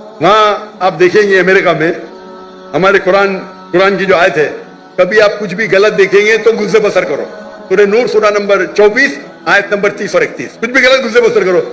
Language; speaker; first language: Urdu; non-native, local second language; Konkani